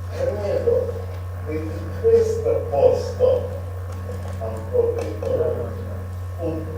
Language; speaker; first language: Italian; non-native, learner; Russian